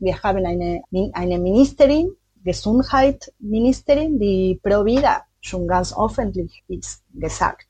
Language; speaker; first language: German; non-native, learner; Spanish